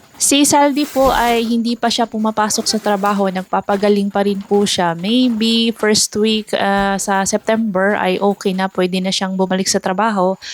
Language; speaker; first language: Filipino; non-native, local second language; Cebuano